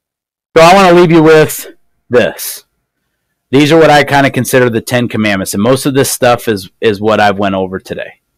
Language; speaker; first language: English; native; English